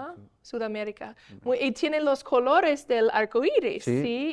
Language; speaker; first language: Spanish; non-native, learner; English